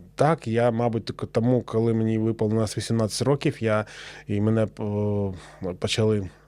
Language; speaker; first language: Ukrainian; non-native, local second language; Russian